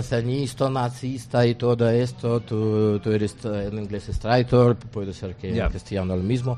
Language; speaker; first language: Spanish; non-native, learner; Russian